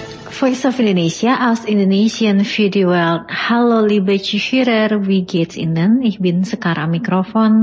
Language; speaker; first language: German; non-native, fluent; Indonesian